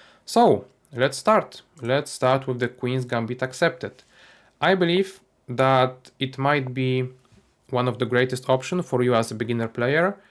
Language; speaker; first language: English; non-native, fluent; Polish